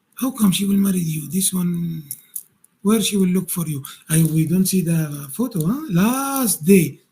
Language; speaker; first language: English; non-native, learner; Arabic